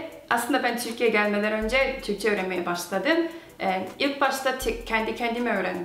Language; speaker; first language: Turkish; non-native, fluent; Korean